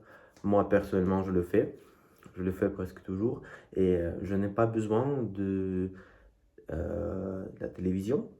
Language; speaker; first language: French; non-native, fluent; Russian